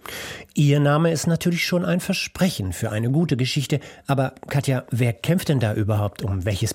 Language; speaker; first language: German; native; German